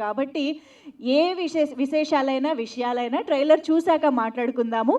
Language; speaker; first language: Telugu; native; Telugu